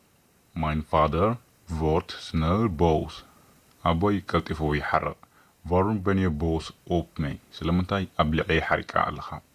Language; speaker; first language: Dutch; non-native, fluent; Tigrinya